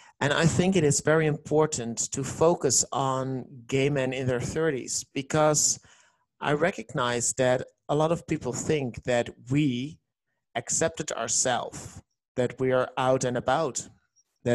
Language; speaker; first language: English; non-native, fluent; Dutch